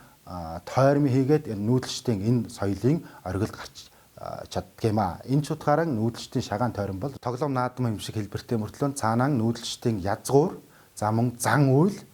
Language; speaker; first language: Mongolian; native; Mongolian